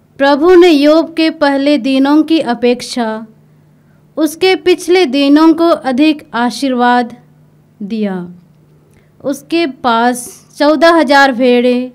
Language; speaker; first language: Hindi; native; Hindi